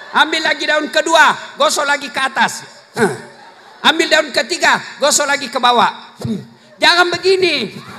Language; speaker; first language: Indonesian; non-native, local second language; Buginese